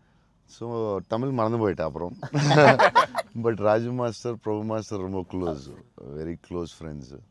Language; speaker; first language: Tamil; non-native, local second language; Telugu